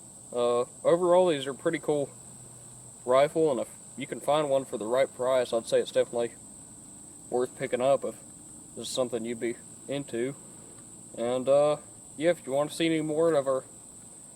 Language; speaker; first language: English; native; English